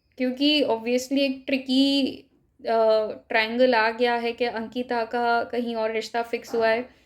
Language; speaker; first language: Hindi; native; Hindi